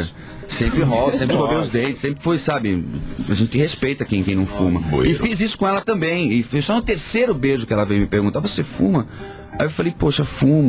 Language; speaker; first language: Portuguese; native; Portuguese